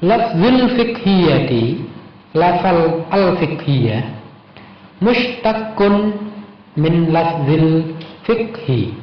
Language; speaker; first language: Arabic; non-native, fluent; Indonesian